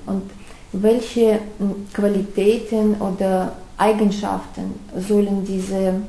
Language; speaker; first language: German; non-native, fluent; Russian